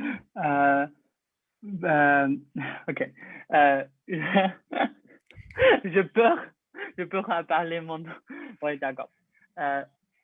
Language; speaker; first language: French; non-native, learner; Chinese